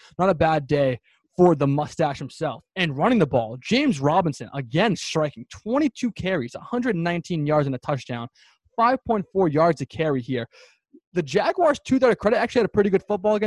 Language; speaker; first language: English; native; English